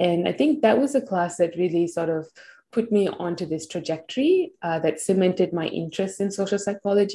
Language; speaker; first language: English; non-native, local second language; Tamil